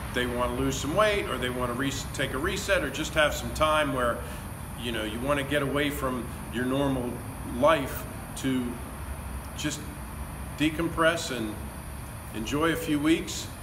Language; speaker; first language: English; native; English